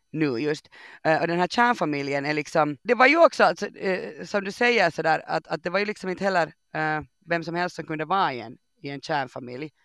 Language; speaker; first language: Swedish; native; Swedish